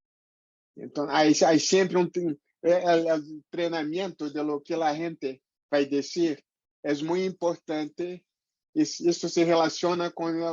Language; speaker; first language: Spanish; non-native, fluent; Portuguese